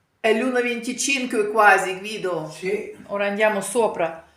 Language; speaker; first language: Italian; non-native, fluent; Ukrainian